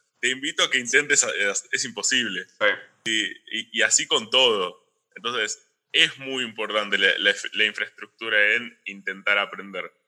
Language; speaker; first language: Spanish; native; Spanish